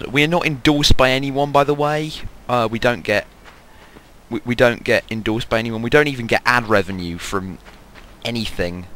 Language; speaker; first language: English; native; English